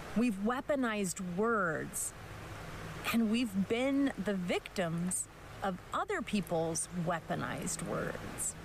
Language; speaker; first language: English; native; English